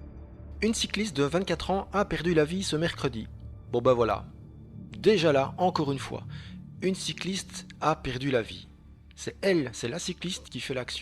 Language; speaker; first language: French; native; French